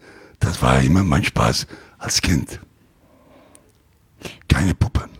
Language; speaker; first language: German; non-native, learner; Italian